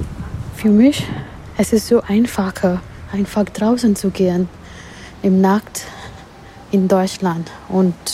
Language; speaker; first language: German; non-native, learner; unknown